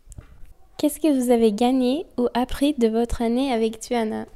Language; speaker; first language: French; non-native, fluent; Turkish